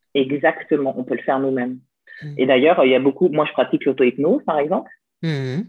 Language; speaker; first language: French; native; French